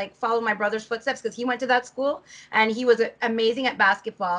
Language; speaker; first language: English; native; English